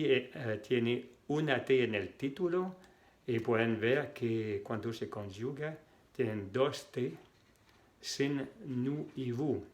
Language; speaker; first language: Spanish; non-native, fluent; French